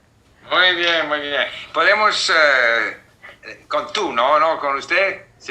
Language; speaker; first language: Spanish; non-native, fluent; English